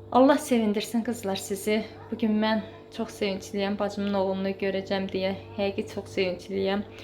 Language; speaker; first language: Azerbaijani; native; Azerbaijani